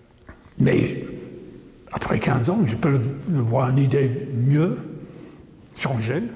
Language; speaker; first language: French; non-native, fluent; English